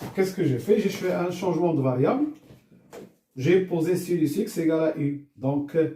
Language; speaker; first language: French; non-native, local second language; Arabic